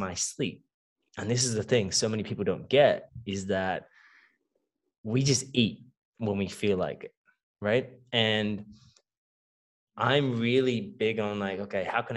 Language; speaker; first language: English; native; English